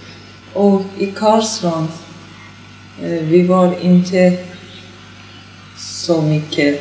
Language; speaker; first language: Swedish; non-native, learner; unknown